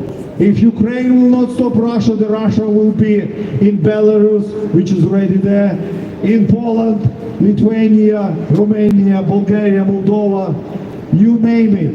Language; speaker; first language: English; non-native, fluent; Ukrainian